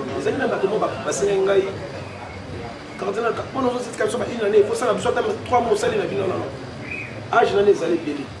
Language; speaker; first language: Lingala; native; Lingala